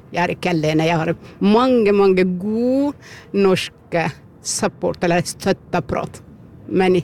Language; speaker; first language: Norwegian; non-native, fluent; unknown